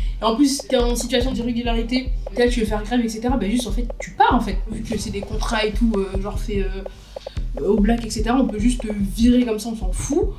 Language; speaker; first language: French; native; French